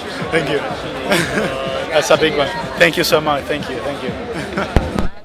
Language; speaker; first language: English; non-native, learner; Spanish